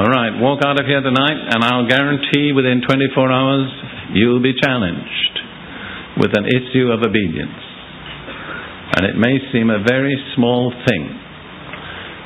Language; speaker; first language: English; native; English